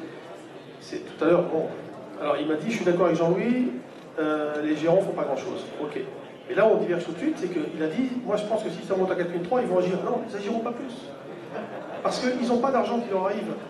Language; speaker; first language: French; native; French